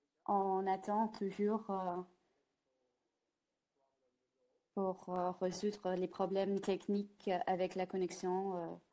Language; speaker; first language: French; non-native, fluent; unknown